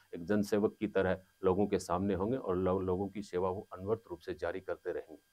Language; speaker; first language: Hindi; native; Hindi